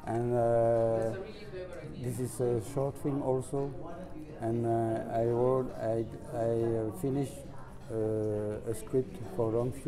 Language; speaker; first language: English; non-native, learner; French